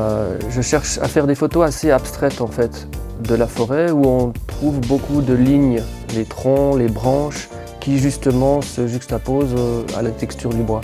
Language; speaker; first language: French; native; French